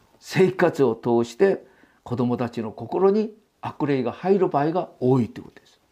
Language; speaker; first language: Japanese; non-native, fluent; Korean